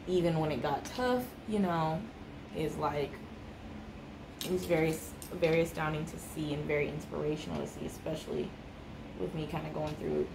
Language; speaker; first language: English; native; English